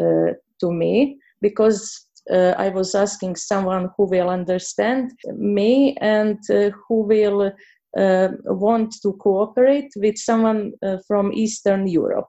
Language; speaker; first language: English; non-native, learner; Croatian